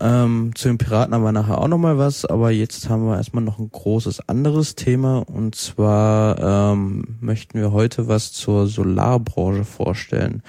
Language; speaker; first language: German; native; German